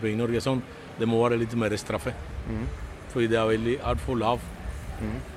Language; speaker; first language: Norwegian; non-native, fluent; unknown